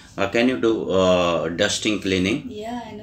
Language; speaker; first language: English; non-native, learner; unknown